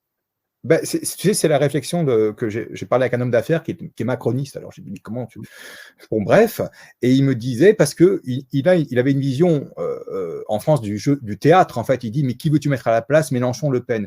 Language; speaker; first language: French; native; French